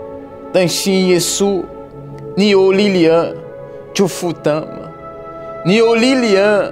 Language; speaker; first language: Chinese; non-native, learner; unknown